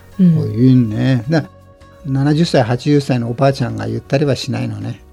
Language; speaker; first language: Japanese; native; Japanese